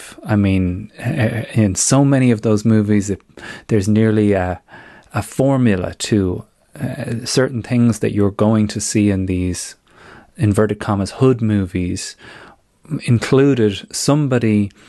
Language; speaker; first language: English; native; English